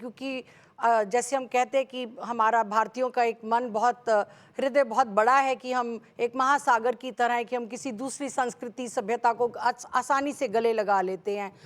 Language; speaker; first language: Hindi; native; Hindi